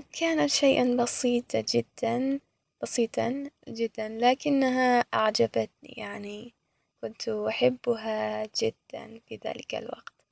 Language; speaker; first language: Arabic; non-native, fluent; Persian